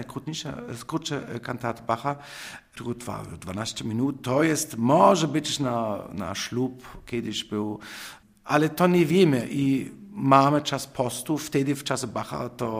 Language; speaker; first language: Polish; non-native, fluent; German